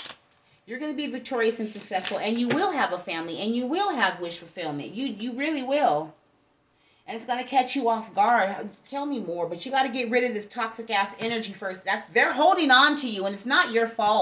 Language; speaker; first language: English; native; English